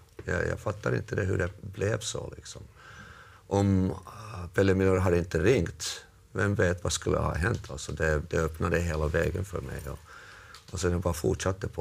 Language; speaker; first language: Swedish; non-native, local second language; Finnish